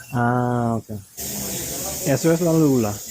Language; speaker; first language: Spanish; non-native, learner; English